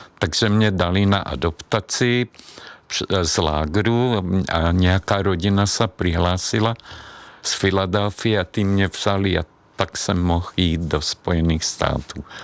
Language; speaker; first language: Czech; non-native, fluent; Hungarian